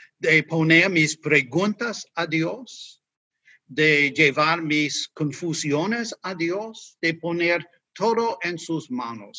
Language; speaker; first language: Spanish; non-native, learner; English